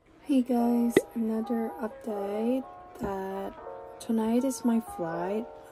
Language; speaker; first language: English; non-native, fluent; Indonesian